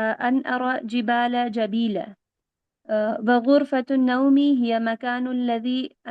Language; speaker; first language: Arabic; non-native, learner; Urdu